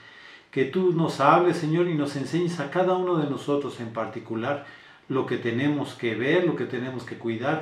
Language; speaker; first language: Spanish; native; Spanish